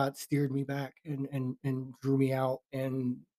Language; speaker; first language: English; native; English